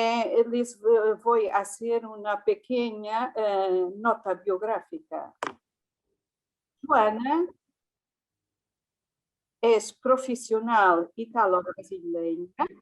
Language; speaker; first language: Spanish; non-native, fluent; Portuguese